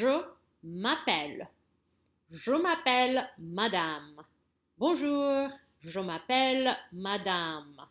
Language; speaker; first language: French; non-native, learner; English